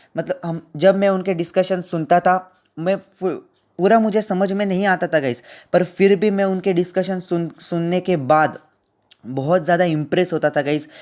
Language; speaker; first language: Hindi; non-native, local second language; Marathi